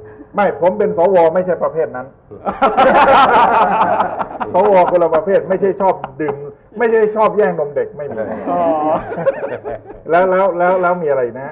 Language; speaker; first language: Thai; native; Thai